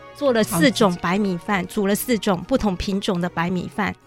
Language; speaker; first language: Chinese; native; Chinese